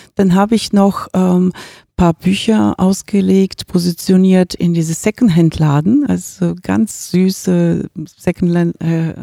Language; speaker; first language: German; non-native, fluent; Bulgarian